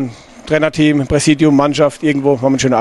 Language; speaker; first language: German; native; German